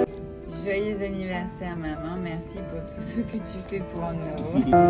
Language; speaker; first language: French; native; French